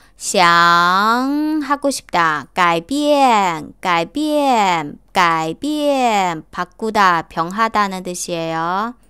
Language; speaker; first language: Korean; non-native, fluent; Chinese